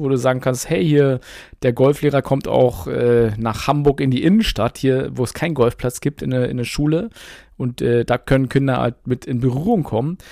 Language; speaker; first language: German; native; German